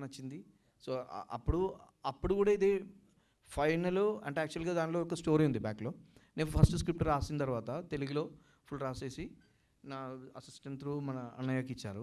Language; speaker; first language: Telugu; non-native, learner; Malayalam